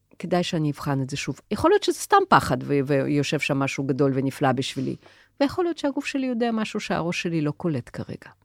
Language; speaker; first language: Hebrew; native; Hebrew